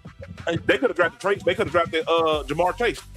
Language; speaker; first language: English; native; English